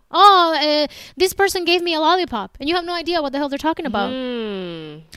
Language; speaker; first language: English; early bilingual, other home language; Spanish